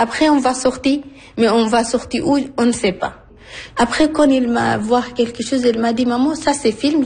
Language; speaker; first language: French; non-native, learner; Arabic